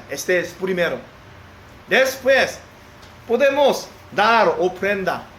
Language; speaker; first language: Spanish; non-native, learner; Korean